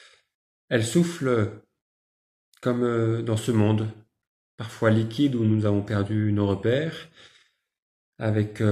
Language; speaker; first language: French; native; French